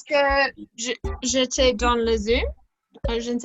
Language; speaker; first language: French; non-native, learner; English